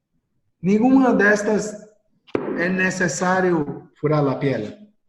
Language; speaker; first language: Spanish; non-native, learner; Portuguese